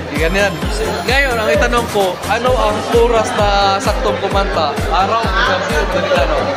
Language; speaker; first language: Filipino; non-native, local second language; Cebuano